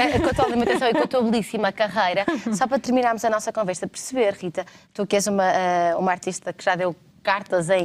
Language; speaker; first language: Portuguese; native; Portuguese